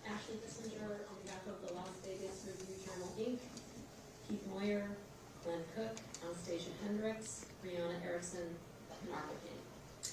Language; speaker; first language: English; native; English